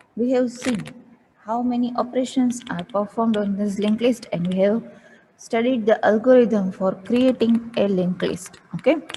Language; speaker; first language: English; non-native, local second language; Gujarati